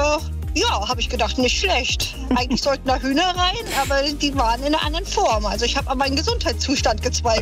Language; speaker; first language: German; native; German